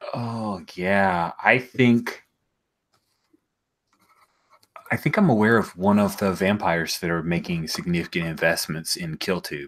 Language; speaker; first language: English; native; English